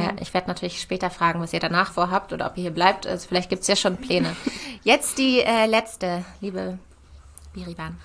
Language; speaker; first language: German; native; German